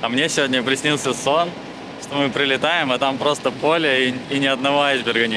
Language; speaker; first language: Russian; native; Russian